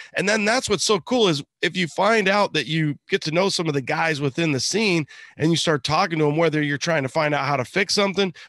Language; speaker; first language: English; native; English